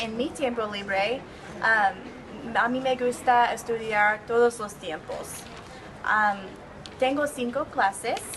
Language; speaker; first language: Spanish; non-native, learner; English